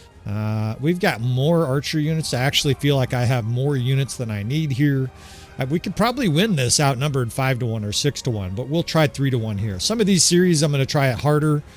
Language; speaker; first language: English; native; English